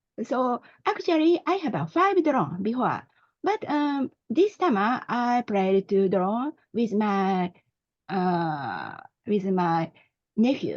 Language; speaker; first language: English; non-native, learner; Japanese